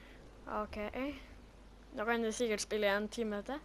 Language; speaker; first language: Norwegian; native; Norwegian